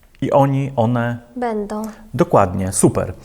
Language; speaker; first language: Polish; non-native, learner; Ukrainian